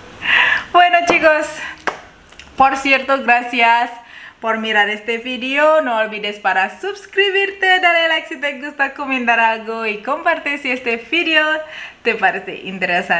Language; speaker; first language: Spanish; non-native, learner; Indonesian